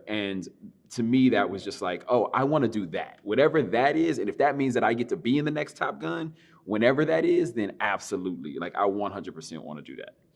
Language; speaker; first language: English; native; English